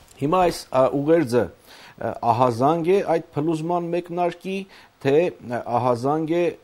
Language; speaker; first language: Armenian; native; Armenian